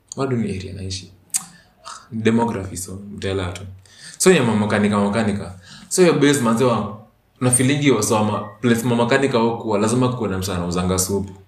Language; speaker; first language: Swahili; native; Swahili